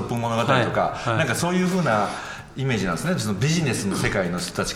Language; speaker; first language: Japanese; native; Japanese